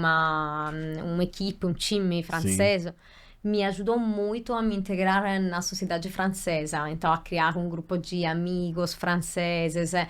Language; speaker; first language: Portuguese; non-native, fluent; Italian